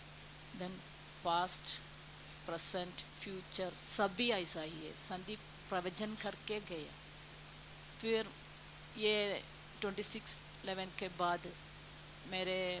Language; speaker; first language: Hindi; non-native, local second language; Malayalam